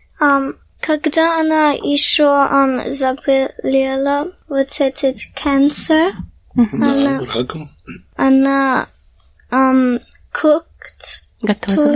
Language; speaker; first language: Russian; early bilingual, heritage; Russian